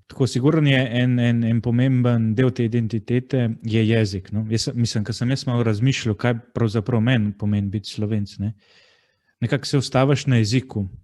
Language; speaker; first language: Slovenian; native; Slovenian